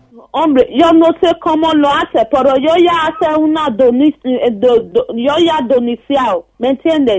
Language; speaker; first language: Spanish; non-native, learner; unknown